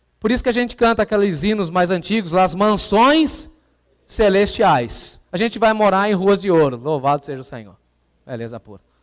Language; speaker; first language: Portuguese; native; Portuguese